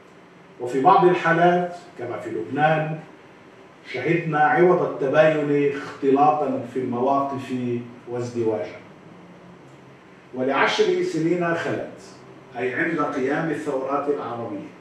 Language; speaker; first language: Arabic; native; Arabic